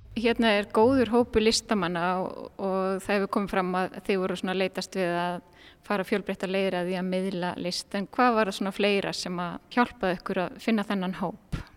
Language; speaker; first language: Icelandic; native; Icelandic